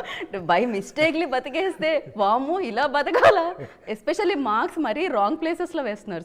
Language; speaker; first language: Telugu; native; Telugu